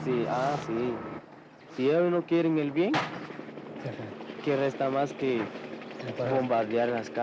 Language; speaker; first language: Spanish; native; Spanish